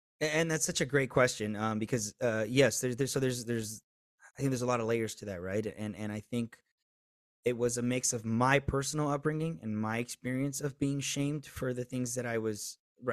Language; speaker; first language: English; early bilingual, other home language; Spanish